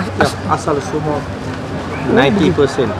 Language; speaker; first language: Indonesian; non-native, learner; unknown